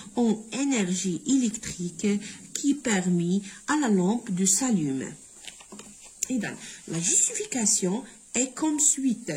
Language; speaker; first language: French; non-native, local second language; Arabic